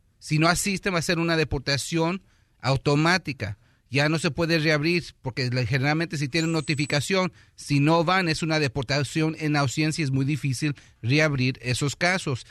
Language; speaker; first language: Spanish; early bilingual, heritage; Spanish